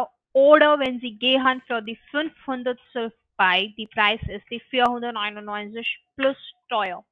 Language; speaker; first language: German; non-native, learner; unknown